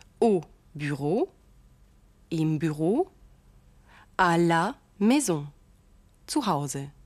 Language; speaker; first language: French; non-native, fluent; German